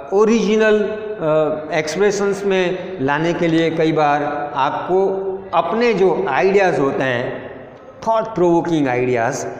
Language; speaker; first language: Hindi; non-native, local second language; Gujarati